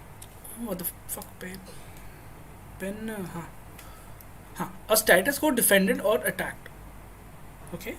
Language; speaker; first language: English; non-native, local second language; Hindi